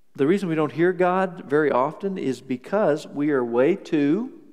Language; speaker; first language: English; native; English